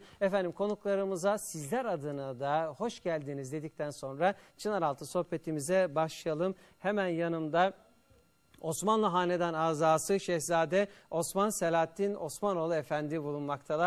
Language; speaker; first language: Turkish; native; Turkish